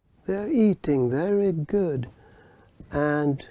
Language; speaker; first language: English; non-native, fluent; Swedish